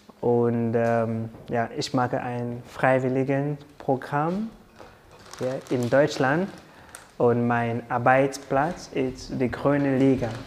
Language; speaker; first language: German; non-native, learner; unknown